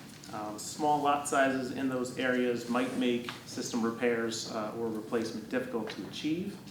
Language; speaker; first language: English; native; English